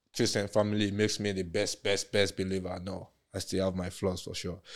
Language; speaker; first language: English; non-native, local second language; Yoruba